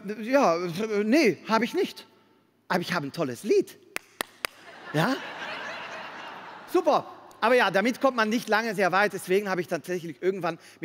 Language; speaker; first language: German; non-native, fluent; Dutch